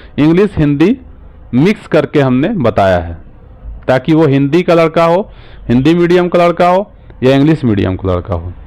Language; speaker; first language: Hindi; native; Hindi